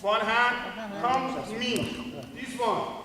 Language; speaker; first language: English; non-native, learner; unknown